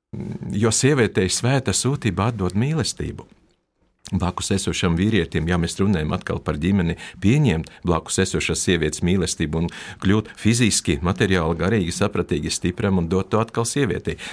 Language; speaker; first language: Latvian; non-native, local second language; Russian